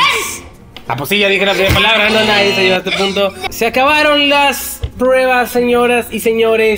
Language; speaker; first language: Spanish; native; Spanish